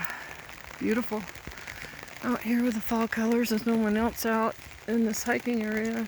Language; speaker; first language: English; native; English